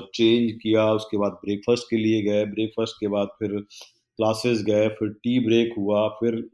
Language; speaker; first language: Hindi; native; Hindi